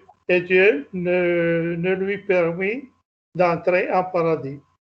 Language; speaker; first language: French; non-native, learner; Italian